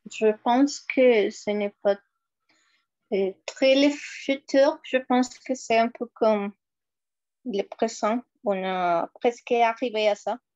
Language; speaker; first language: French; non-native, fluent; Spanish